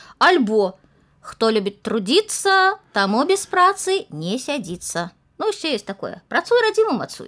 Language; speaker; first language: Belarusian; native; Belarusian